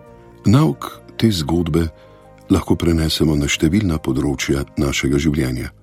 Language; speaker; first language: Slovenian; native; Slovenian